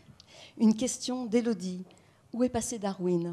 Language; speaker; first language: French; native; French